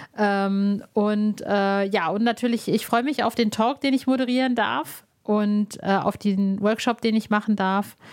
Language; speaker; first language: German; early bilingual, other home language; Arabic